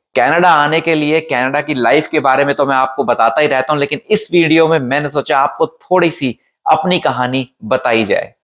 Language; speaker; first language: Hindi; native; Hindi